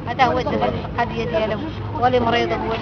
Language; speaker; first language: Arabic; native; Arabic